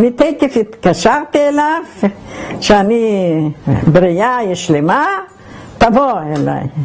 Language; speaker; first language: Hebrew; non-native, fluent; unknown